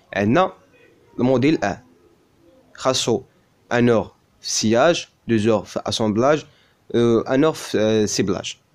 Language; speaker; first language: French; non-native, local second language; Arabic